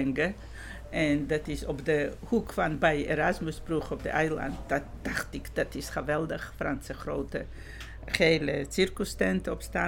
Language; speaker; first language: Dutch; non-native, fluent; Georgian